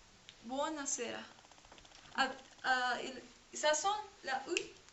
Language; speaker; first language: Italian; non-native, learner; Spanish